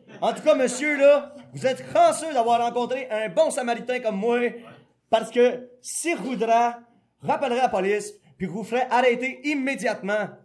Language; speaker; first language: French; native; French